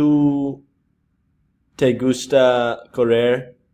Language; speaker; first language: Spanish; non-native, learner; English